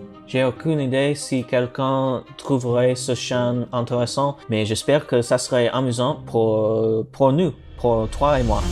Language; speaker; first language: French; non-native, learner; English